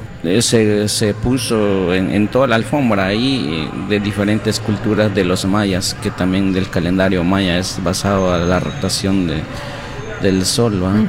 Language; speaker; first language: Spanish; non-native, local second language; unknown